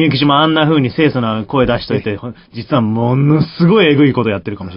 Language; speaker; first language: Japanese; native; Japanese